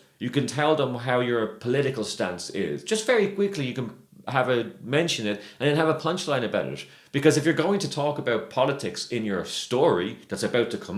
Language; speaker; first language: English; native; English